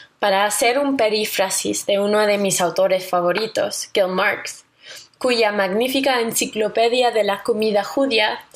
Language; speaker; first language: Spanish; non-native, learner; English